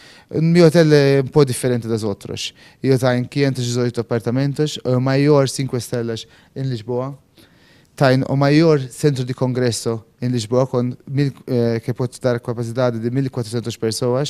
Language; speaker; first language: Portuguese; non-native, fluent; Maltese